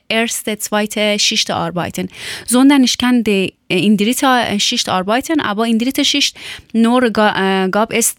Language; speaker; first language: German; non-native, learner; Persian